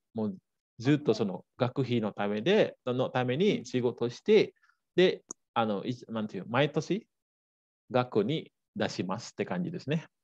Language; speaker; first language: Japanese; non-native, fluent; Balinese